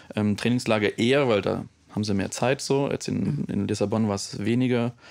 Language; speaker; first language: German; native; German